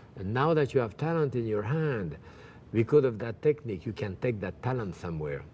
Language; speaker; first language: English; non-native, fluent; French